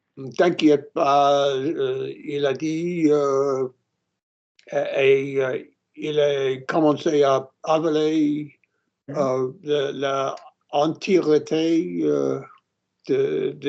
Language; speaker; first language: French; non-native, learner; English